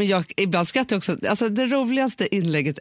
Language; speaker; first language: Swedish; native; Swedish